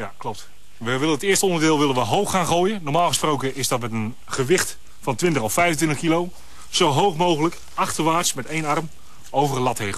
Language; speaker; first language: Dutch; native; Dutch